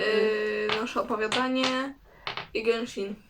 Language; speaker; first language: Polish; native; Polish